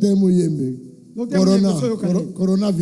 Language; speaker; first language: French; non-native, local second language; Lingala